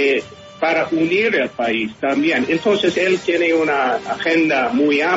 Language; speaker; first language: Spanish; non-native, fluent; English